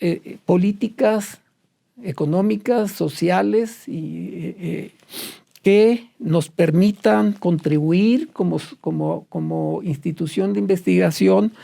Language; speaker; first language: Spanish; native; Spanish